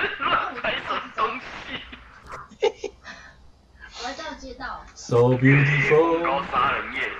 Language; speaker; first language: Chinese; native; Chinese